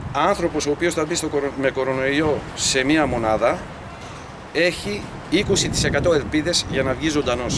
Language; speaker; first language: Greek; early bilingual, heritage; Greek